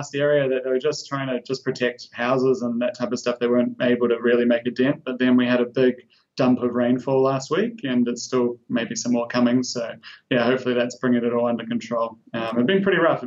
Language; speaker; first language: English; native; English